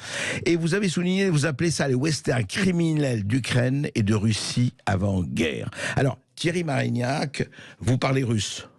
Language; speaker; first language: French; native; French